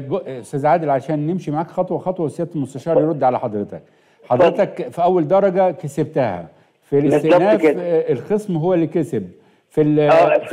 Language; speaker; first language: Arabic; native; Arabic